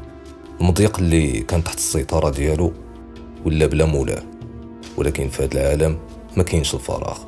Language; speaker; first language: Arabic; native; Arabic